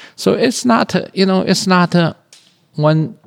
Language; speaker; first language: English; non-native, learner; Chinese